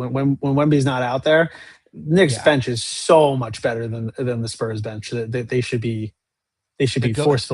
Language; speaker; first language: English; native; English